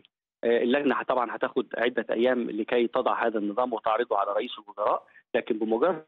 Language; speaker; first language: Arabic; native; Arabic